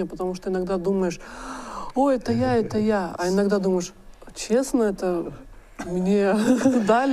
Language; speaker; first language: Russian; native; Russian